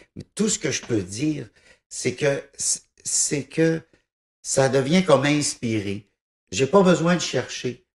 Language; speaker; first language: French; native; French